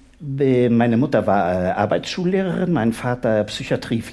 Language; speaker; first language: German; native; German